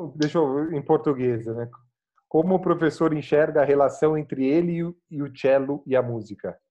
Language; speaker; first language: Italian; non-native, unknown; Portuguese